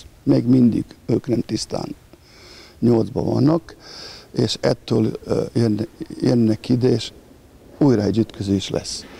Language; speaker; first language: Hungarian; non-native, fluent; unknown